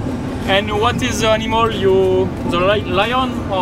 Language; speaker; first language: English; non-native, learner; French